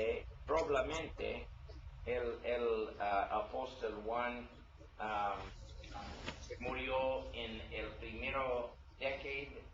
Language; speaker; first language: Spanish; non-native, learner; English